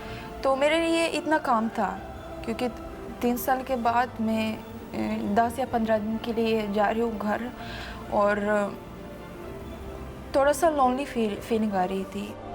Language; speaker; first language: Hindi; non-native, fluent; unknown